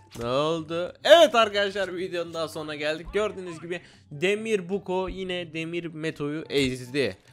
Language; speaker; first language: Turkish; native; Turkish